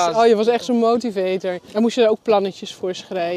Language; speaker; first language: Dutch; native; Dutch